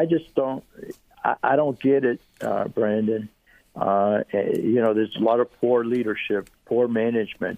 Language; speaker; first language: English; early bilingual, other home language; Greek